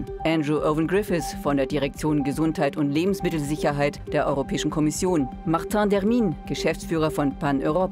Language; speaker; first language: German; native; German